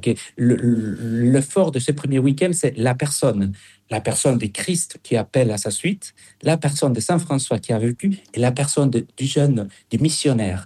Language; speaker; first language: French; non-native, fluent; Spanish